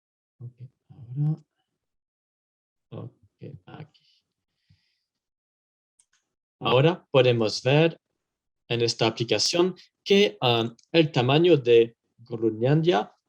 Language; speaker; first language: Spanish; non-native, fluent; French